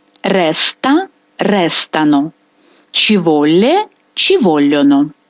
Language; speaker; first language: Italian; non-native, fluent; Ukrainian